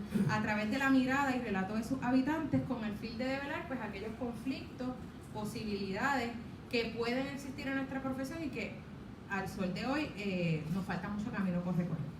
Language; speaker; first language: Spanish; native; Spanish